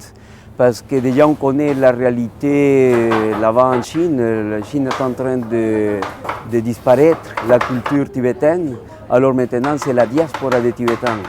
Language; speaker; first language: French; non-native, local second language; Spanish